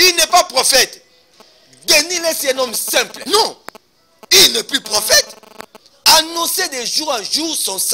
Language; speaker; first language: French; non-native, local second language; Lingala